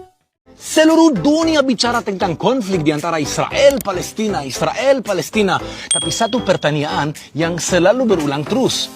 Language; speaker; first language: Indonesian; non-native, fluent; Hebrew